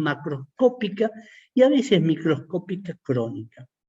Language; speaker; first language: Spanish; native; Spanish